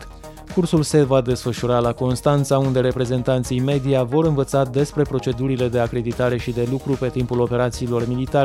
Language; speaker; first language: Romanian; native; Romanian